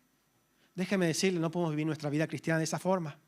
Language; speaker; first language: Spanish; native; Spanish